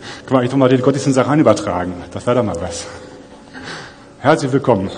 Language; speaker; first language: German; native; German